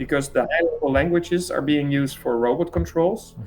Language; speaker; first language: English; non-native, fluent; Dutch